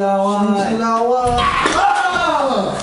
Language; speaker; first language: Chinese; non-native, learner; English